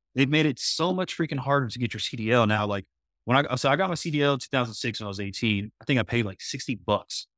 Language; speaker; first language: English; native; English